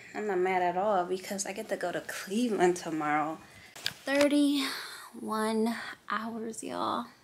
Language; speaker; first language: English; native; English